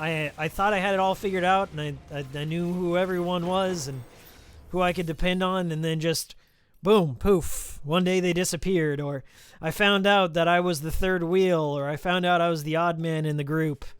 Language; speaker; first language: English; native; English